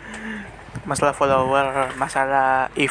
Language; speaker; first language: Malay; non-native, local second language; Javanese